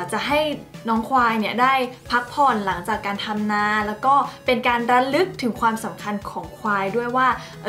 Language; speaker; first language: Thai; native; Thai